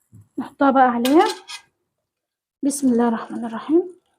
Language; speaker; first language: Arabic; native; Arabic